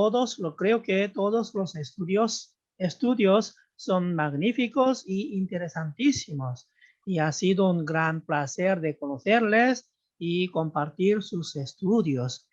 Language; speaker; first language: Spanish; non-native, fluent; Korean